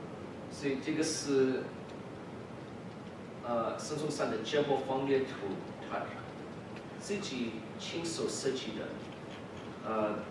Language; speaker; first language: Chinese; early bilingual, heritage; English